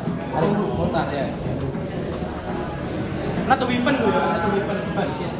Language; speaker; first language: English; non-native, learner; Indonesian